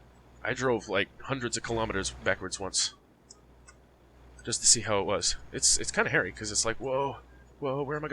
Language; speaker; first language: English; native; English